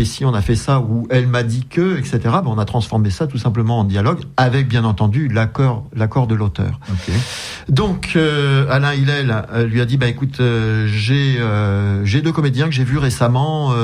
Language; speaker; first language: French; native; French